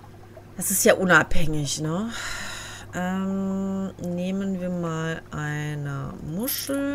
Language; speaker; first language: German; native; German